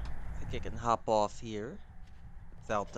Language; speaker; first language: English; native; English